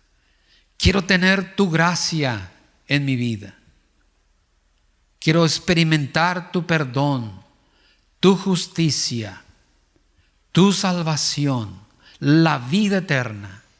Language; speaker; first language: Spanish; native; Spanish